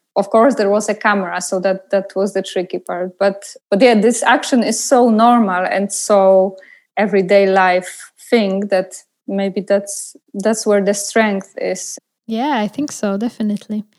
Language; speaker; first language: English; non-native, fluent; Polish